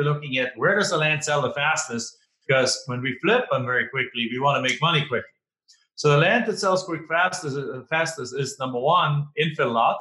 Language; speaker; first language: English; non-native, fluent; German